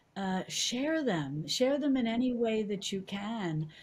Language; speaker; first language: English; native; English